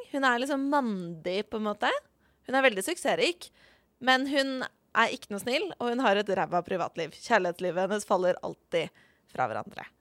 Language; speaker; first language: Norwegian; native; Norwegian